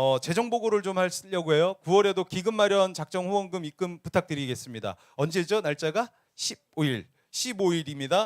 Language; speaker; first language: Korean; native; Korean